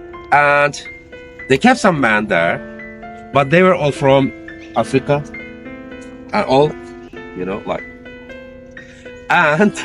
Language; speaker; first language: English; non-native, fluent; Turkish